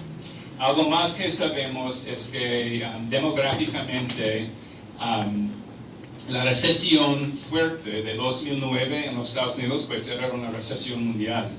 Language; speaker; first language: Spanish; non-native, fluent; English